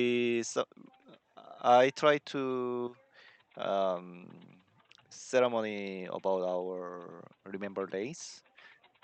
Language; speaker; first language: English; non-native, learner; Korean